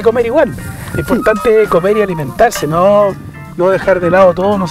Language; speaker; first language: Spanish; native; Spanish